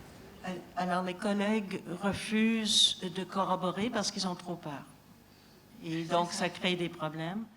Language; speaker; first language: French; native; French